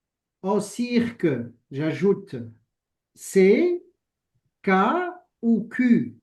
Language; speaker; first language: French; non-native, local second language; Arabic